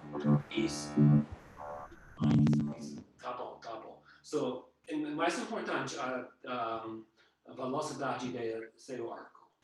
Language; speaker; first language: Portuguese; non-native, learner; English